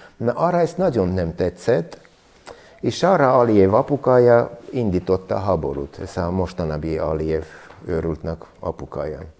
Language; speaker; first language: Hungarian; non-native, learner; Armenian